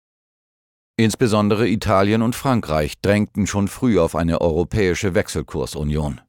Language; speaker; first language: German; native; German